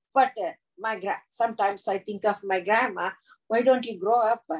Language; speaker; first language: English; non-native, local second language; Tamil